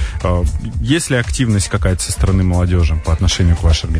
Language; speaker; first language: Russian; native; Russian